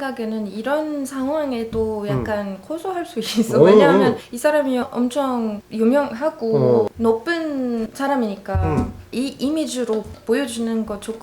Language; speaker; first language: Korean; non-native, fluent; Arabic